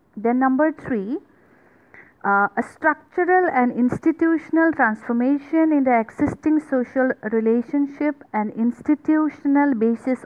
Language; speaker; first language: English; non-native, local second language; Assamese